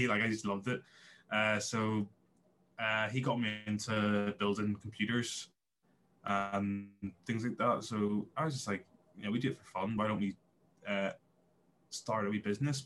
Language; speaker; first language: English; native; English